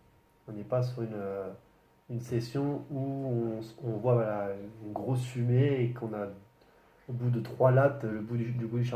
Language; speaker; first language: French; native; French